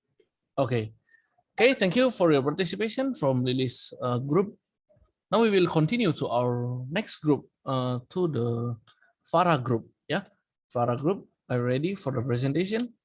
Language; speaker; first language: English; non-native, fluent; Indonesian